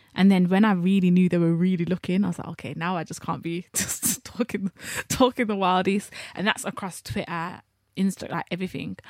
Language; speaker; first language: English; native; English